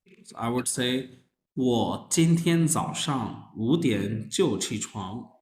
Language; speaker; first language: Chinese; non-native, fluent; Urdu